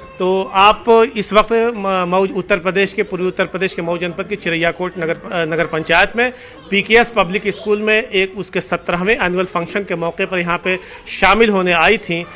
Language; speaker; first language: Hindi; native; Hindi